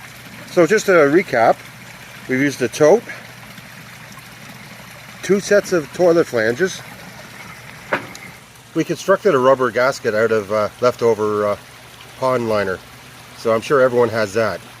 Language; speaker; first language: English; native; English